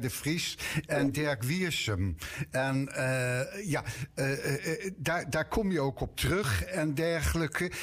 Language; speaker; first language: Dutch; native; Dutch